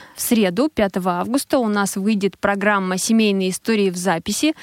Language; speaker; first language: Russian; native; Russian